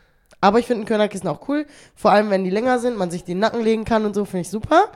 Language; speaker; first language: German; native; German